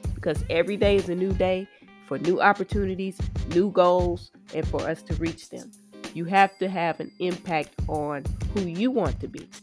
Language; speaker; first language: English; native; English